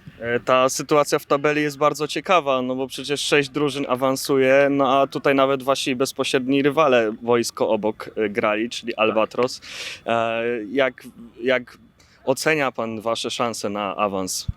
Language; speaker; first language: Polish; native; Polish